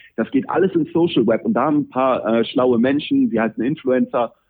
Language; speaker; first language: German; native; German